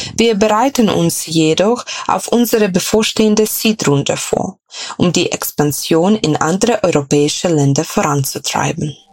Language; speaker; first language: German; non-native, fluent; Ukrainian